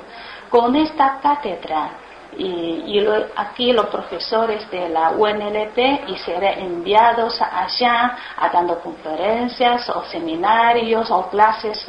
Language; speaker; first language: Spanish; non-native, learner; Chinese